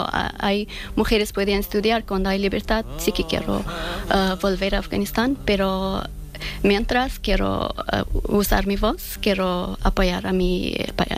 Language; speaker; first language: Spanish; non-native, fluent; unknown